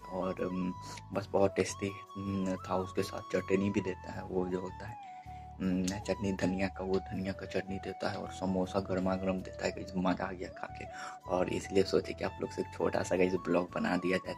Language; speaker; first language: Hindi; non-native, local second language; Bhojpuri